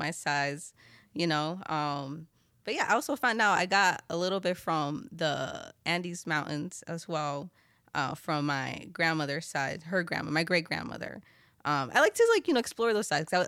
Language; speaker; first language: English; native; English